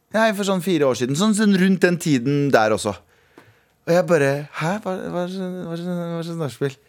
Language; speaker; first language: Norwegian; early bilingual, other home language; Kurdish